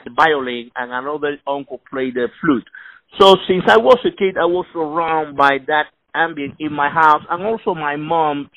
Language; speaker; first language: English; non-native, fluent; Spanish